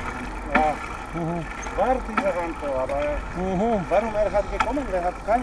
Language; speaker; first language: German; non-native, learner; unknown